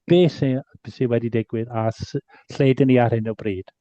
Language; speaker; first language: Welsh; non-native, fluent; English